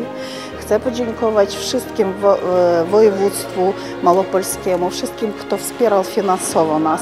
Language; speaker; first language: Polish; early bilingual, heritage; Polish